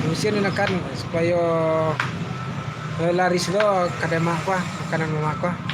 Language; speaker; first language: Indonesian; non-native, local second language; Minangkabau